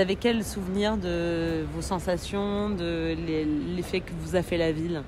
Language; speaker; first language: French; native; French